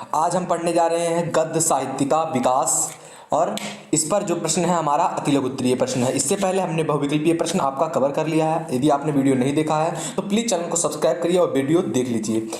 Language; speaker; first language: Hindi; native; Hindi